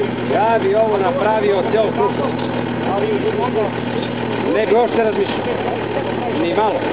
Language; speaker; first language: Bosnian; non-native, learner; Bulgarian